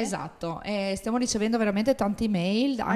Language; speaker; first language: Italian; native; Italian